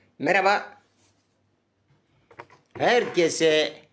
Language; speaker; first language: Turkish; native; Turkish